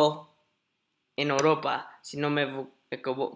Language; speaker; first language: Spanish; early bilingual, heritage; Spanish